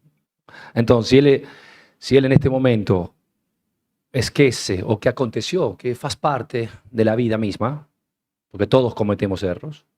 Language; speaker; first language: Portuguese; non-native, learner; Spanish